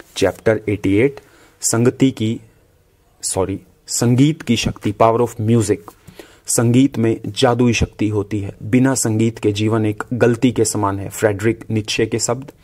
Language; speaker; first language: Hindi; native; Hindi